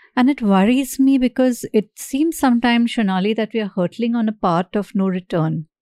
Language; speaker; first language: English; non-native, local second language; Hindi